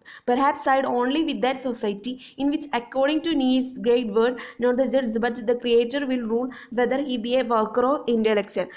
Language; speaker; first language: English; non-native, local second language; Malayalam